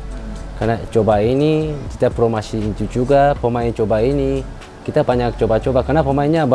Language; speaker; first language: Indonesian; non-native, fluent; Korean